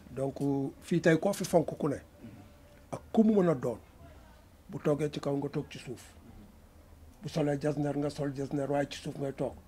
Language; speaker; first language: Wolof; native; Wolof